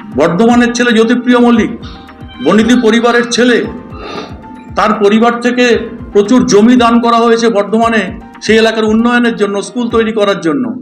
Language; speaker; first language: Bangla; native; Bangla